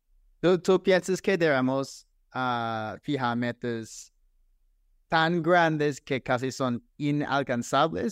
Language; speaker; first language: Spanish; non-native, fluent; English